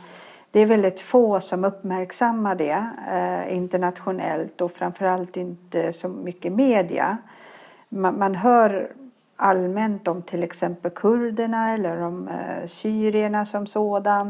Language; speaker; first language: Swedish; early bilingual, other home language; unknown